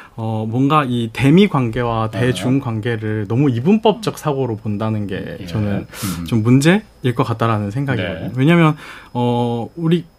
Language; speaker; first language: Korean; early bilingual, heritage; Korean